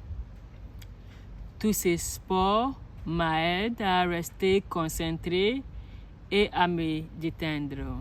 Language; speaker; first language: French; non-native, learner; Akan